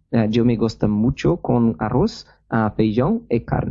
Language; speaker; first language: Spanish; non-native, learner; Portuguese